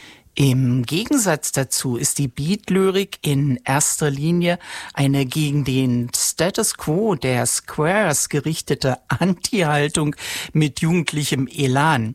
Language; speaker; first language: German; native; German